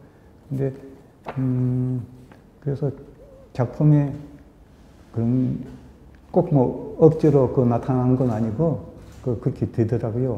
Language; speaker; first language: Korean; early bilingual, heritage; Korean